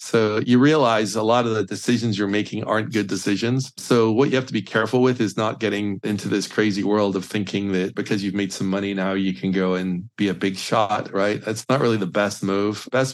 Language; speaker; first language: English; native; English